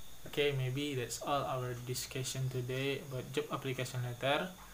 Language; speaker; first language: English; non-native, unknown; Indonesian